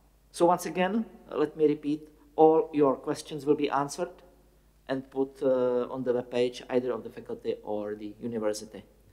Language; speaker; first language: English; non-native, fluent; Czech